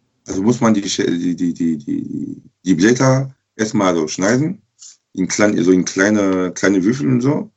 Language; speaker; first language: German; non-native, local second language; French